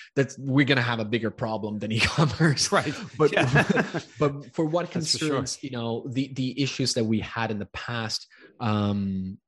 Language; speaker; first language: English; early bilingual, other home language; Italian